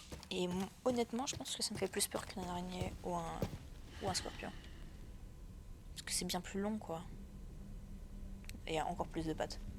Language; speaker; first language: French; native; French